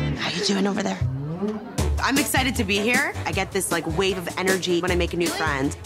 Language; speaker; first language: English; native; English